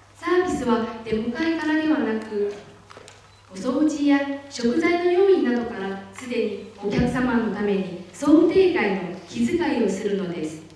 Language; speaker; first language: Japanese; non-native, fluent; Chinese